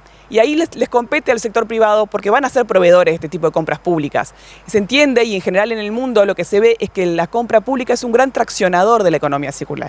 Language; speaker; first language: Spanish; native; Spanish